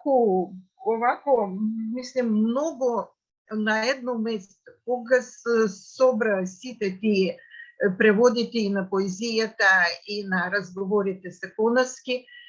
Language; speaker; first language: Macedonian; non-native, fluent; Russian